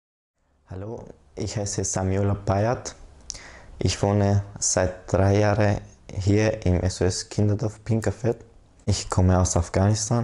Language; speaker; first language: German; non-native, learner; Persian